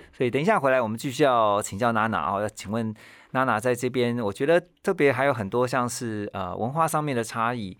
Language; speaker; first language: Chinese; native; Chinese